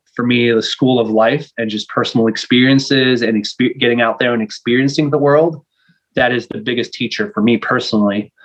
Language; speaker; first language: English; non-native, fluent; French